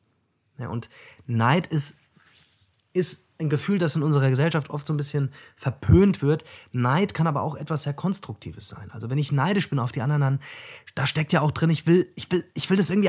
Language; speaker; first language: German; native; German